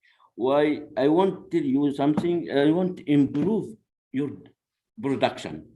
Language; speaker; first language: English; non-native, learner; Arabic